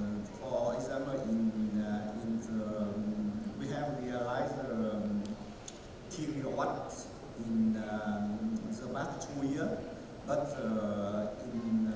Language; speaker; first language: English; non-native, learner; Vietnamese